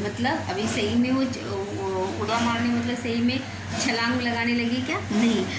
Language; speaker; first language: Hindi; non-native, local second language; Marathi